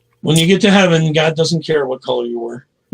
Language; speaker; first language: English; native; English